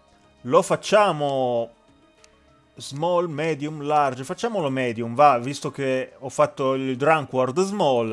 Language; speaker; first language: Italian; native; Italian